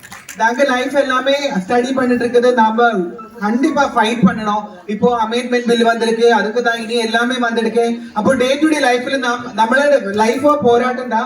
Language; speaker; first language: Tamil; non-native, learner; Malayalam